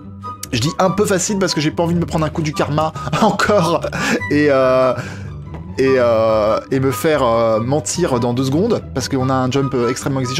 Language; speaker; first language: French; native; French